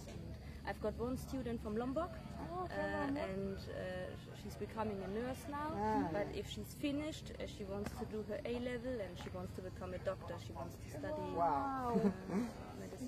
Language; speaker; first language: English; non-native, fluent; German